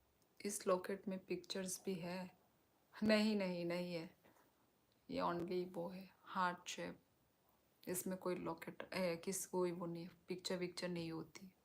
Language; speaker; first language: Hindi; non-native, local second language; Kok Borok